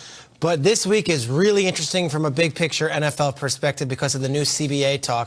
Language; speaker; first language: English; native; English